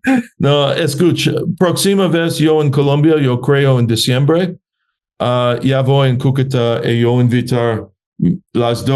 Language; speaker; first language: Spanish; non-native, learner; English